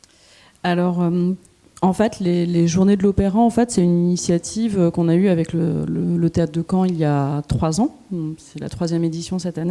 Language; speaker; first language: French; native; French